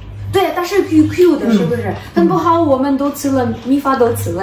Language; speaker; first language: Chinese; non-native, fluent; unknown